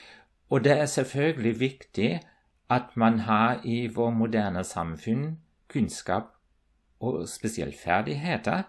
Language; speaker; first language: Norwegian; non-native, fluent; German